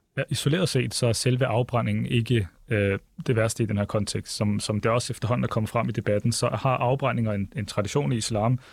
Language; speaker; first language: Danish; early bilingual, other home language; Arabic